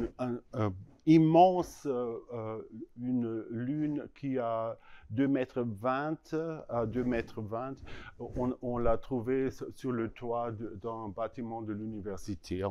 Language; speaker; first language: French; non-native, learner; German